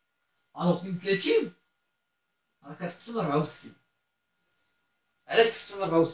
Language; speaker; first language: Arabic; native; Arabic